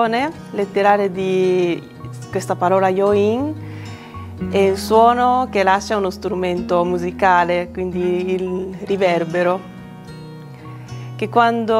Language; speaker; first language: Italian; non-native, fluent; Japanese